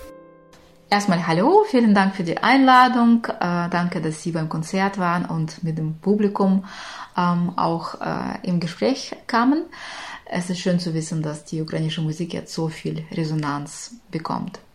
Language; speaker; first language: German; non-native, fluent; Ukrainian